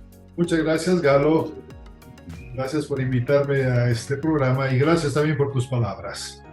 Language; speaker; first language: Spanish; native; Spanish